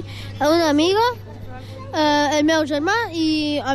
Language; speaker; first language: Catalan; non-native, local second language; Spanish